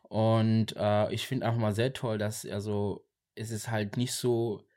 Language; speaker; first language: German; non-native, learner; Xhosa